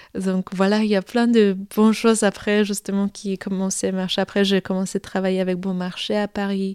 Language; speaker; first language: French; non-native, fluent; Polish